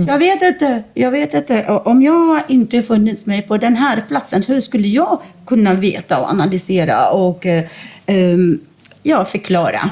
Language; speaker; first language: Swedish; non-native, fluent; Arabic